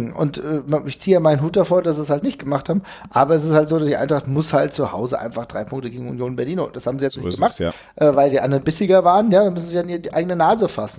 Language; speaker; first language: German; native; German